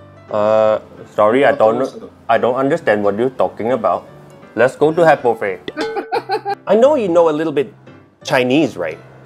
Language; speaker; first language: English; non-native, local second language; Cantonese